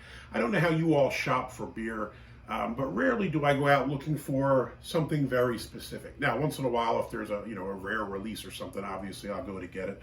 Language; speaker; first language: English; native; English